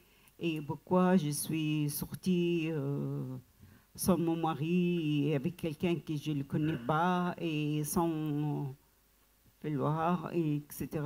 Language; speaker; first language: French; non-native, learner; Arabic